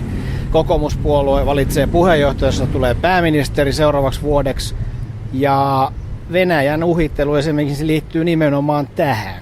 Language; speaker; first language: Finnish; native; Finnish